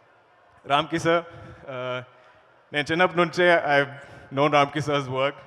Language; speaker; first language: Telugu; non-native, learner; Malayalam